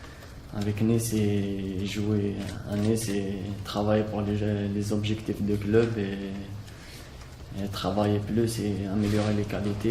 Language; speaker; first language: French; non-native, local second language; Arabic